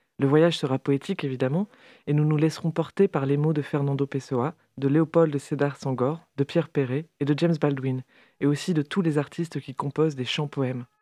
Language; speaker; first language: French; native; French